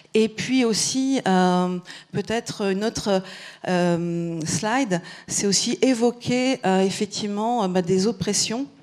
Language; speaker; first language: French; native; French